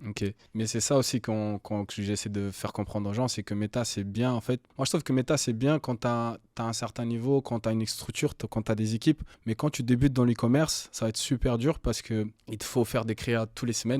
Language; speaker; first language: French; native; French